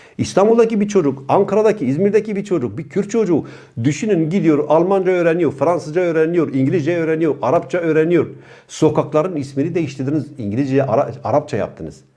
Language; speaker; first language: Turkish; non-native, local second language; Kurdish